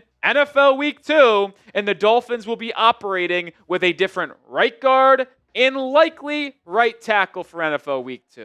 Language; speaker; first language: English; native; English